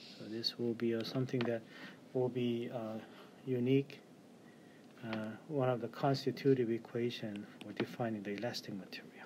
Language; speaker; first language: English; non-native, fluent; Korean